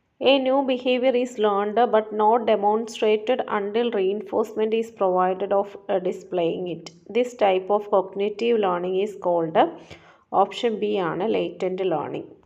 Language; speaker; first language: English; non-native, local second language; Malayalam